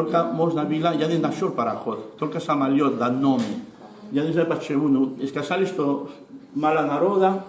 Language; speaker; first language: Russian; non-native, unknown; Spanish